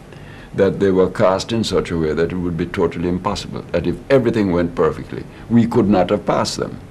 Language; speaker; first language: English; native; English